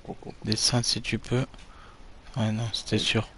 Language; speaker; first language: French; native; French